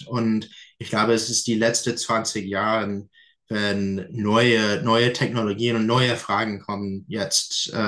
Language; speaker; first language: German; non-native, fluent; English